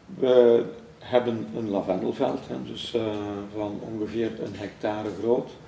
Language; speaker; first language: Dutch; native; Dutch